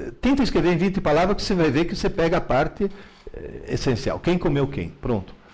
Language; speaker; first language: Portuguese; early bilingual, other home language; Italian